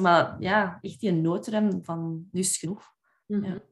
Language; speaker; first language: Dutch; native; Dutch